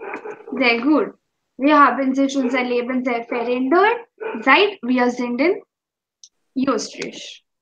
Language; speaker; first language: German; non-native, fluent; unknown